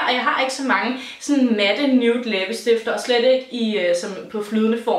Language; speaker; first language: Danish; native; Danish